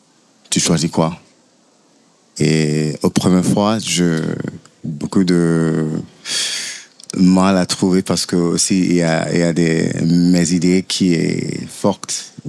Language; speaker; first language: French; non-native, fluent; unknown